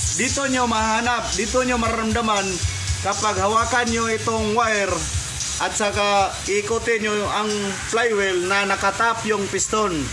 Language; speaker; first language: Filipino; non-native, local second language; Cebuano